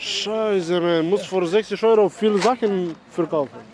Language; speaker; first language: German; non-native, learner; Serbian